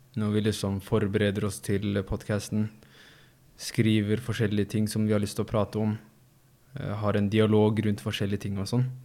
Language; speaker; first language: Norwegian; early bilingual, other home language; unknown